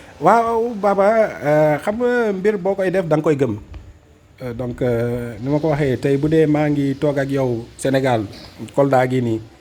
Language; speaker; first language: Wolof; non-native, fluent; Fula